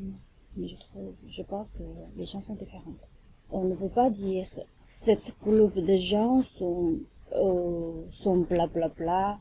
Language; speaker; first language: French; non-native, learner; Chinese